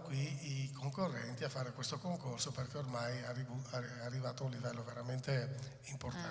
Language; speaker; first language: Italian; native; Italian